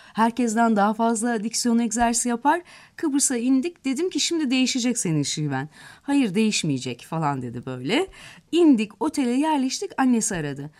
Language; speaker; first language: Turkish; native; Turkish